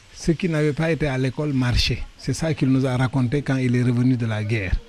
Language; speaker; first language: French; non-native, local second language; Wolof